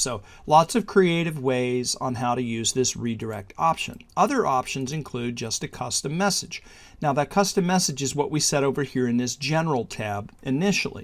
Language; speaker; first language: English; native; English